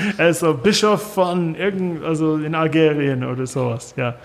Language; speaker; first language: German; non-native, learner; English